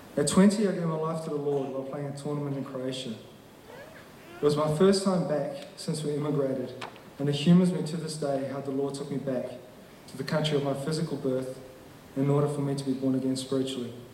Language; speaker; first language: English; early bilingual, other home language; Croatian